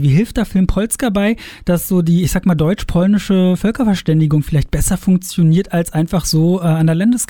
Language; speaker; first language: German; native; German